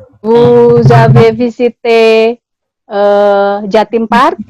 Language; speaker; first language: French; non-native, learner; Indonesian